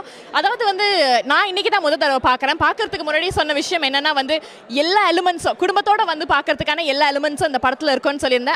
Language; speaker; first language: Tamil; native; Tamil